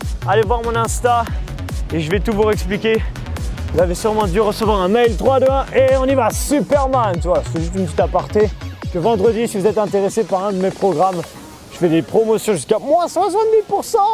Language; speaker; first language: French; native; French